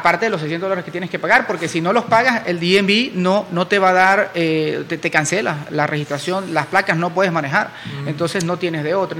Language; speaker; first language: Spanish; native; Spanish